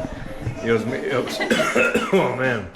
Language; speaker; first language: Spanish; non-native, learner; English